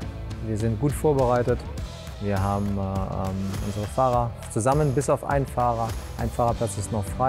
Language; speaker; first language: German; native; German